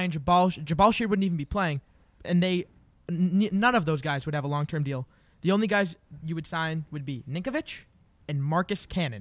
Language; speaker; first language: English; native; English